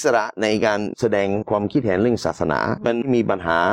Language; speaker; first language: Thai; non-native, fluent; English